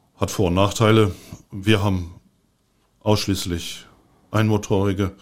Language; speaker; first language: German; native; German